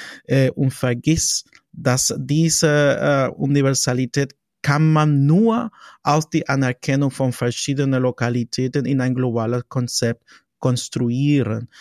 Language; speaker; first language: German; non-native, fluent; Spanish